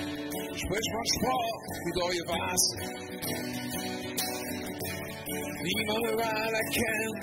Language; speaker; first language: German; native; German